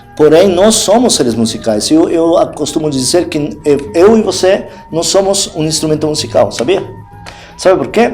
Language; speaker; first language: Portuguese; non-native, fluent; Spanish